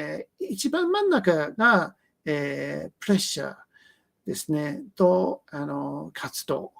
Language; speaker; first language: Japanese; non-native, learner; English